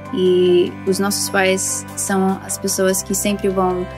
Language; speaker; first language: Portuguese; early bilingual, heritage; Portuguese